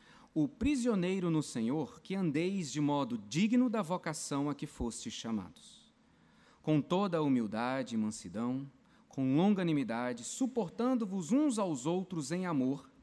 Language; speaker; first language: Portuguese; native; Portuguese